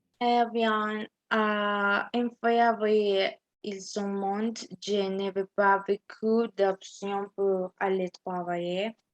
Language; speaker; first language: French; non-native, learner; Spanish